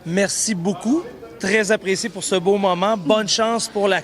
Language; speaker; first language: French; native; French